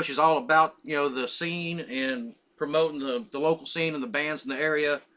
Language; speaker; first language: English; native; English